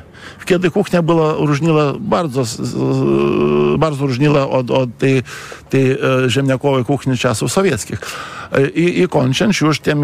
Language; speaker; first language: Polish; non-native, fluent; Lithuanian